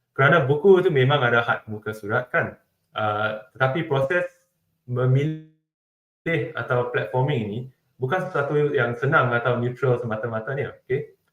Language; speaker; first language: Malay; non-native, local second language; Chinese